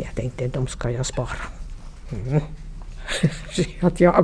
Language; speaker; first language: Swedish; non-native, learner; Finnish